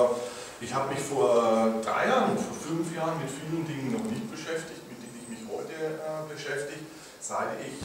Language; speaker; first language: German; native; German